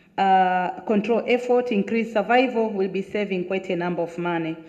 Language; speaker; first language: English; non-native, local second language; Swahili